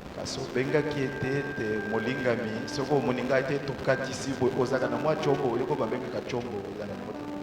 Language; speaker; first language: Lingala; native; Lingala